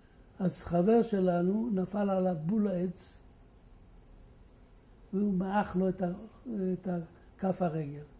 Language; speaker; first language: Hebrew; non-native, fluent; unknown